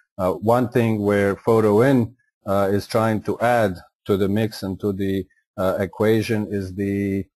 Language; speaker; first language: English; non-native, fluent; Croatian